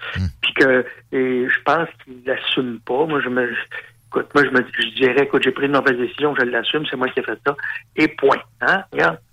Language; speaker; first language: French; native; French